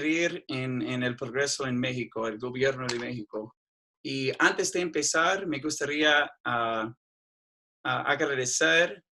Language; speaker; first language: Spanish; non-native, fluent; English